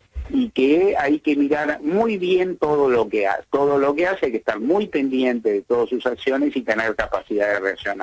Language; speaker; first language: Spanish; native; Spanish